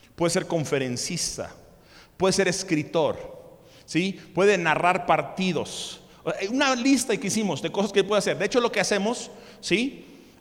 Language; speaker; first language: Spanish; early bilingual, other home language; English